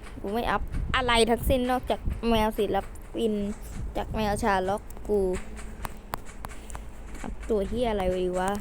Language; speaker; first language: Thai; native; Thai